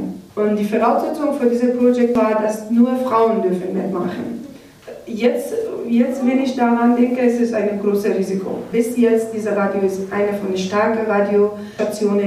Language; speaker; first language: German; non-native, learner; Persian